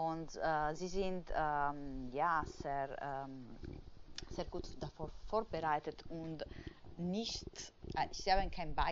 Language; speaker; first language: German; non-native, fluent; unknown